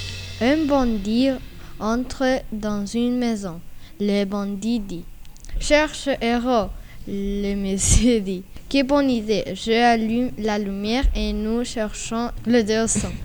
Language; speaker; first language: French; non-native, learner; Spanish